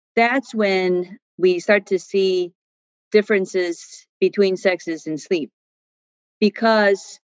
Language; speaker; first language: English; non-native, fluent; Chinese